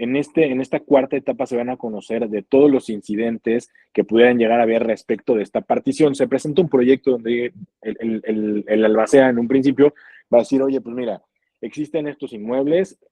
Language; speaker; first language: Spanish; native; Spanish